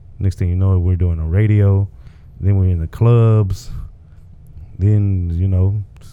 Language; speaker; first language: English; early bilingual, other home language; Spanish